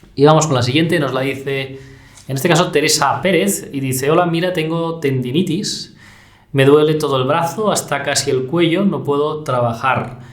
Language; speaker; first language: Spanish; native; Spanish